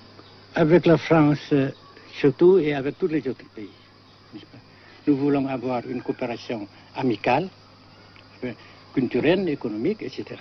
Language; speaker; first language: French; non-native, fluent; Vietnamese